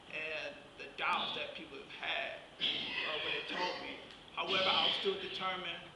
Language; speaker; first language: English; native; English